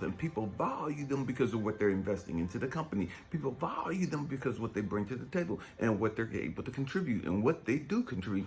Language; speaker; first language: English; native; English